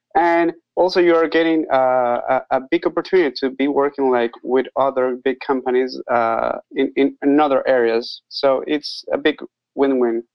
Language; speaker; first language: English; non-native, learner; Spanish